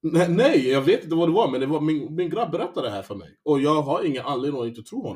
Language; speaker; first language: Swedish; native; Swedish